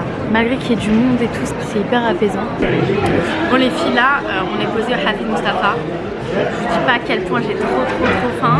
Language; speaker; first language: French; native; French